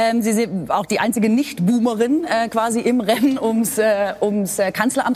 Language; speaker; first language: German; native; German